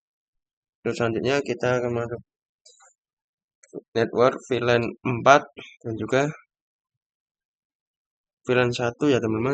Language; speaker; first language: Indonesian; native; Indonesian